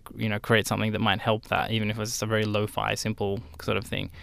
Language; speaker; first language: English; native; English